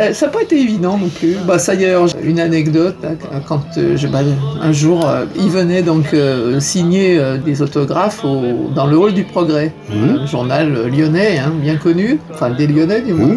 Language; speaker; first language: French; native; French